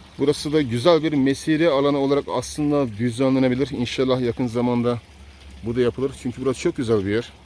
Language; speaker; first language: Turkish; native; Turkish